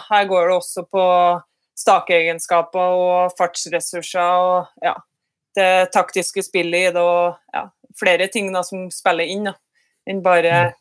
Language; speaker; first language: Norwegian; native; Norwegian